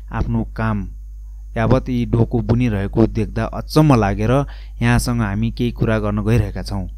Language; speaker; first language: Nepali; native; Nepali